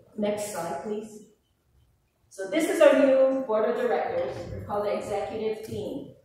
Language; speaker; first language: English; native; English